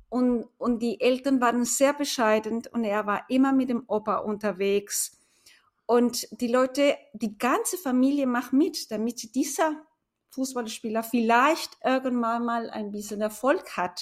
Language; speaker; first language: German; non-native, fluent; Spanish